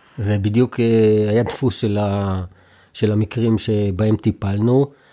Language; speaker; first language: Hebrew; native; Hebrew